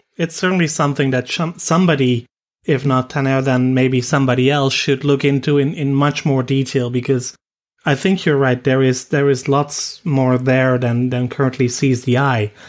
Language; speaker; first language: English; non-native, fluent; Dutch